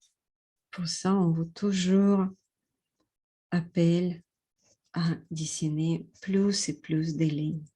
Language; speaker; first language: French; non-native, fluent; Russian